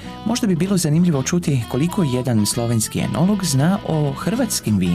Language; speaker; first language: Croatian; native; Croatian